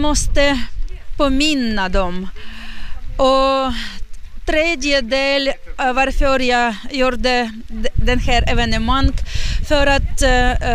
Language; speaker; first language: Swedish; non-native, learner; Ukrainian